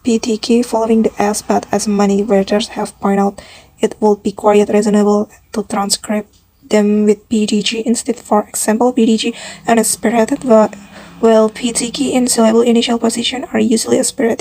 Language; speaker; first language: English; non-native, learner; Indonesian